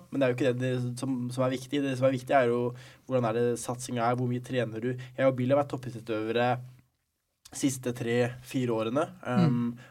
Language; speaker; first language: Norwegian; early bilingual, other home language; Arabic